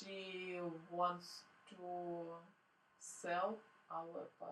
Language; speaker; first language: English; non-native, learner; Russian